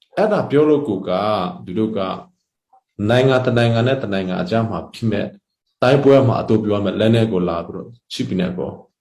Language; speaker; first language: Burmese; non-native, local second language; Hakha Chin